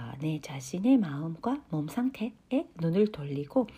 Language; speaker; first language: Korean; non-native, fluent; Japanese